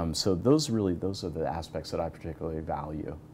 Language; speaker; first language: English; native; English